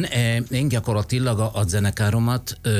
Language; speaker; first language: Hungarian; non-native, fluent; Italian